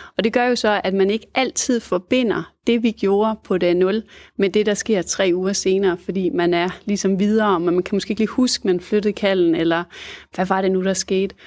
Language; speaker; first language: Danish; native; Danish